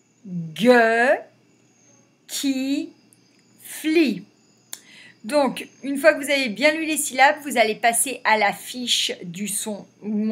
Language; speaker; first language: French; native; French